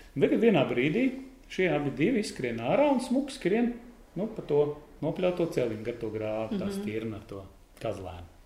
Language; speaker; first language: Latvian; native; Latvian